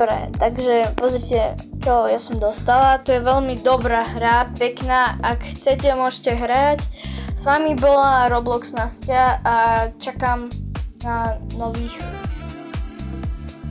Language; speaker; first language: Slovak; non-native, learner; Ukrainian